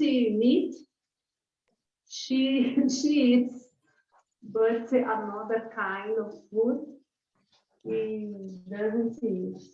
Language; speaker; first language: English; non-native, learner; Portuguese